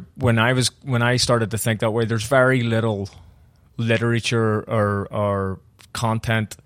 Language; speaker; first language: English; native; English